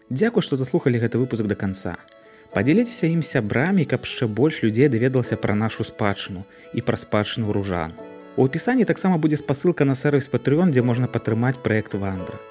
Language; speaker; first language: Belarusian; native; Belarusian